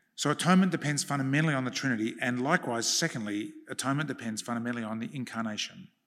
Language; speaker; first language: English; early bilingual, other home language; Hungarian